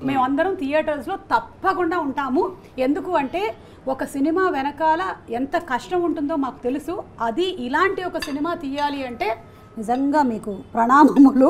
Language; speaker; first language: Telugu; native; Telugu